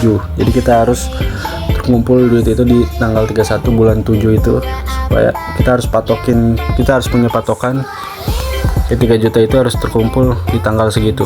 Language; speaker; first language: Indonesian; native; Indonesian